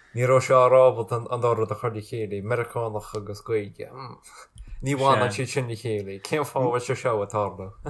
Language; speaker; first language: Irish; native; Irish